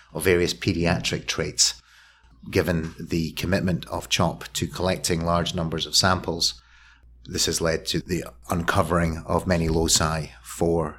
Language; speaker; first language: English; native; English